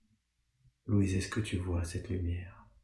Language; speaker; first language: French; native; French